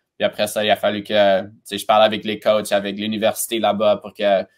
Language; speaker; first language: French; early bilingual, other home language; Romanian